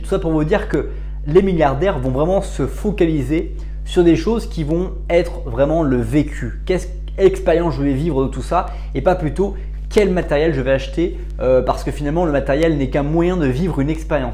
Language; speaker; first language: French; native; French